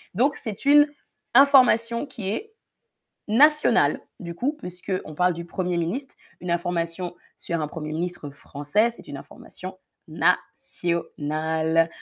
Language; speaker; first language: French; native; French